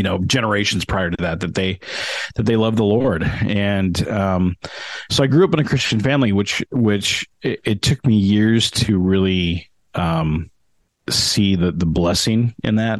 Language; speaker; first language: English; native; English